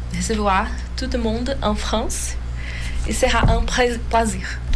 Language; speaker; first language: French; non-native, learner; Portuguese